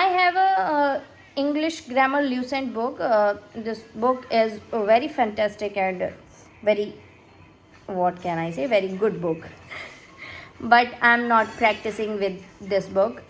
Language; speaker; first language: English; non-native, learner; Hindi